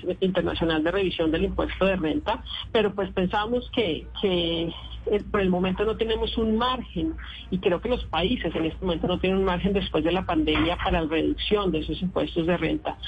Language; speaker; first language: Spanish; native; Spanish